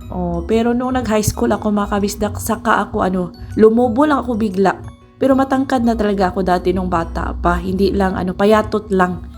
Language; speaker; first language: Filipino; non-native, local second language; Cebuano